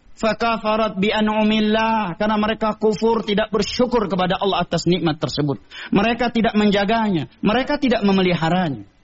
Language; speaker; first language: Indonesian; non-native, local second language; Achinese